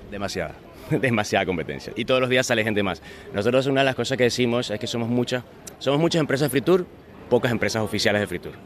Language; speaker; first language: Spanish; native; Spanish